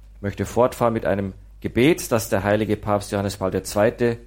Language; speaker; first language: German; native; German